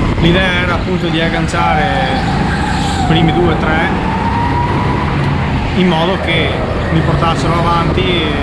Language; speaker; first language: Italian; native; Italian